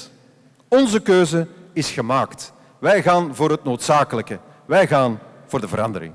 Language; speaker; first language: Dutch; native; Dutch